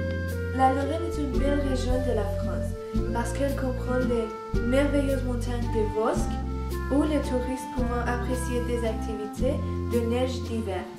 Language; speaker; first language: French; non-native, learner; English